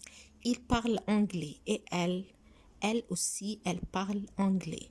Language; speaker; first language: French; non-native, fluent; Arabic